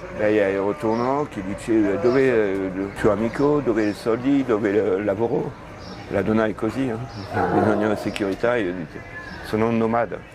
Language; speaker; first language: Italian; non-native, learner; French